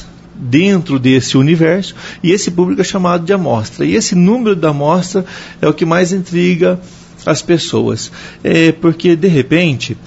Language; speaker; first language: Portuguese; native; Portuguese